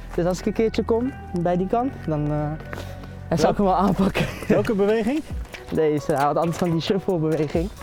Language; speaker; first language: Dutch; native; Dutch